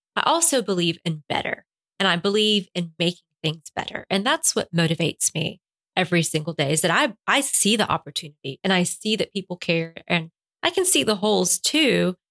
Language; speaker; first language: English; non-native, fluent; Spanish